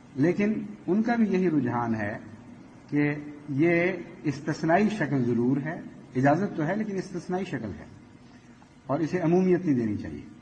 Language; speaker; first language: Hindi; native; Hindi